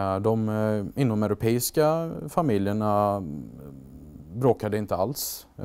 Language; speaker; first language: Swedish; early bilingual, other home language; Albanian